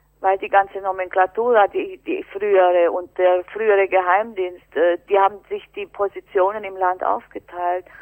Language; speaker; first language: German; native; German